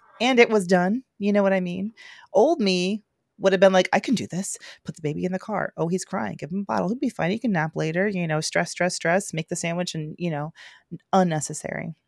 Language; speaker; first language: English; native; English